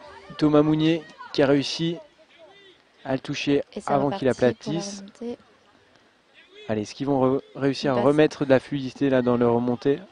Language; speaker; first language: French; native; French